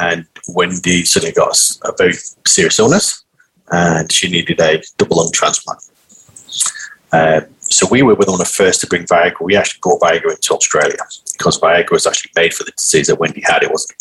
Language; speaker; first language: English; native; English